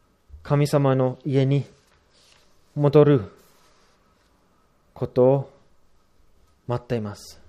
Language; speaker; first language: Japanese; non-native, fluent; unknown